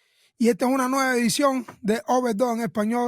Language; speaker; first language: Spanish; native; Spanish